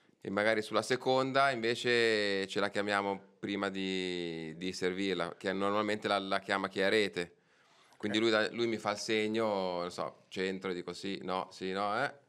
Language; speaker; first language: Italian; native; Italian